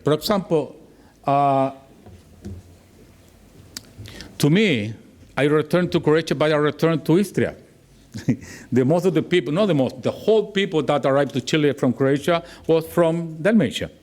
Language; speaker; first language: English; non-native, learner; Spanish